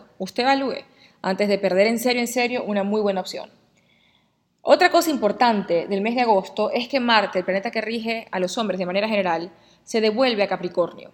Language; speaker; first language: Spanish; native; Spanish